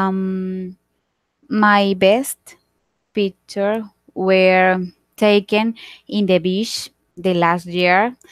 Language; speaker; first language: English; non-native, learner; Spanish